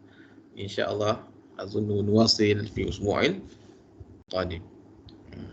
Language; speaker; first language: Arabic; non-native, fluent; Malay